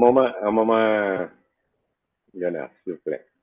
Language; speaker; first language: French; non-native, fluent; Portuguese